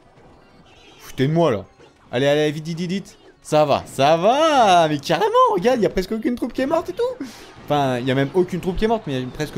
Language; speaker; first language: French; native; French